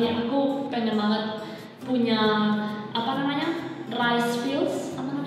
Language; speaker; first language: Indonesian; non-native, fluent; Spanish